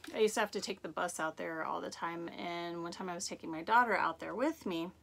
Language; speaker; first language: English; native; English